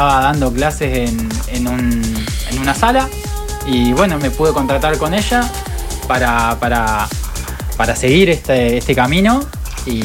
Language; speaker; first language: Spanish; native; Spanish